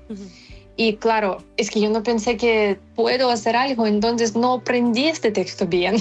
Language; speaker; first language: Spanish; non-native, fluent; Ukrainian